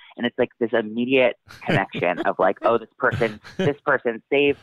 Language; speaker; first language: English; native; English